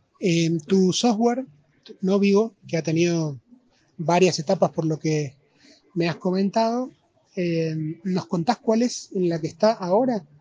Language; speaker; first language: Spanish; native; Spanish